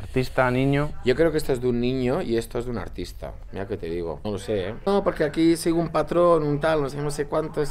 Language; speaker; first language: Spanish; native; Spanish